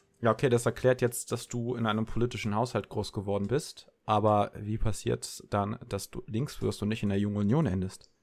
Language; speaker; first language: German; early bilingual, other home language; Serbian